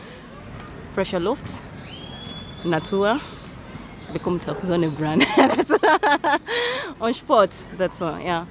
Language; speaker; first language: German; non-native, fluent; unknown